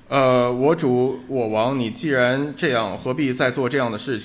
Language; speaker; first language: Chinese; non-native, local second language; Cantonese